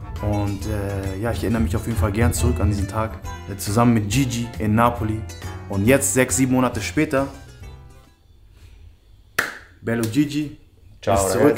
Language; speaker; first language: German; native; German